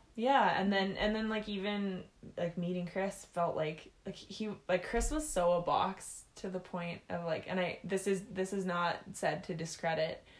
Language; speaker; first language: English; native; English